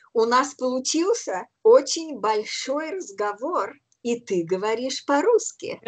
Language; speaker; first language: Russian; native; Russian